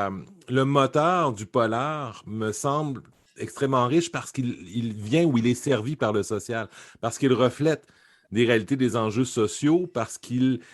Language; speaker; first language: French; native; French